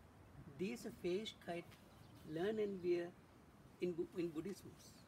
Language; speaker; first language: German; non-native, learner; Sinhala